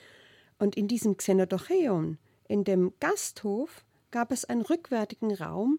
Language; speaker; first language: German; native; German